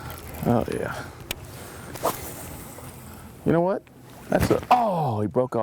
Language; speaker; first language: English; native; English